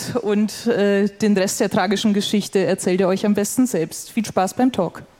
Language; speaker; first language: German; native; German